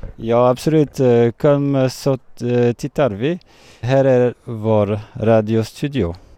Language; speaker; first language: Swedish; non-native, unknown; French